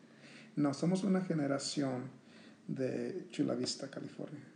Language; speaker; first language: Spanish; early bilingual, heritage; Spanish